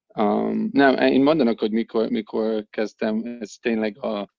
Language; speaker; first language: Hungarian; non-native, fluent; English